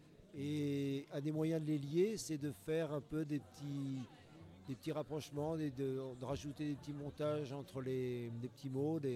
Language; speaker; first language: French; native; French